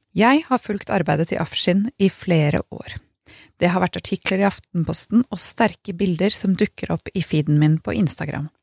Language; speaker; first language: Norwegian; native; Norwegian